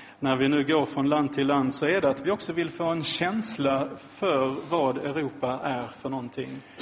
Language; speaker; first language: Swedish; non-native, fluent; German